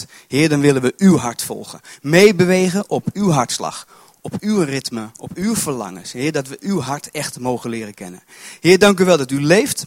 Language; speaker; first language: Dutch; native; Dutch